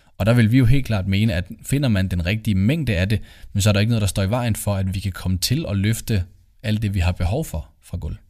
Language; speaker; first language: Danish; native; Danish